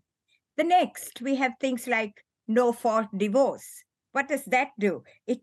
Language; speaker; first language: English; non-native, local second language; Sinhala